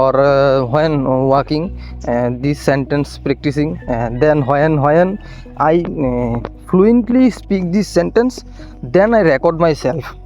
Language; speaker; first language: English; non-native, learner; Hindi